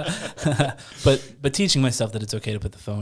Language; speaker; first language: English; native; English